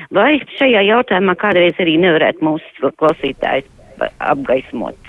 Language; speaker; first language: Latvian; native; Latvian